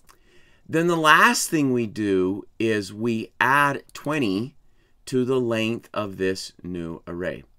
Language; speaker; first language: English; native; English